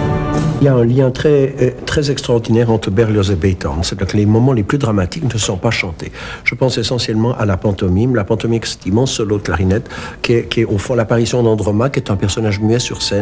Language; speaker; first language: French; native; French